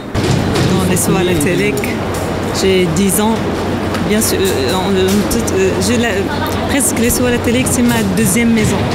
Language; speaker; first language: French; non-native, local second language; Arabic